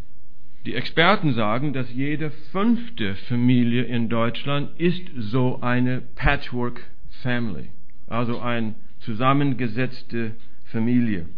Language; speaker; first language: German; non-native, fluent; English